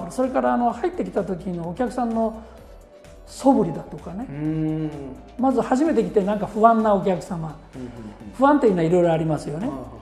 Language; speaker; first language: Japanese; native; Japanese